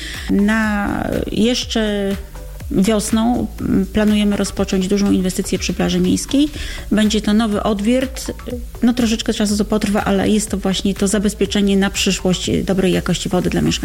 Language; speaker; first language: Polish; native; Polish